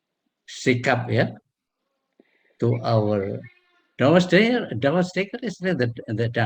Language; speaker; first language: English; non-native, learner; Indonesian